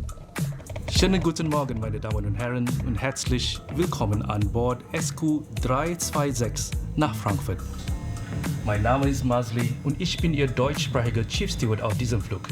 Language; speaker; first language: German; non-native, fluent; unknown